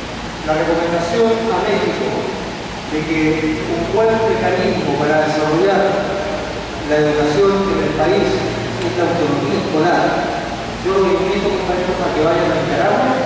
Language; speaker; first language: Spanish; native; Spanish